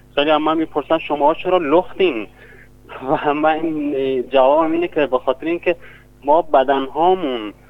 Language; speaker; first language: Persian; non-native, local second language; Kurdish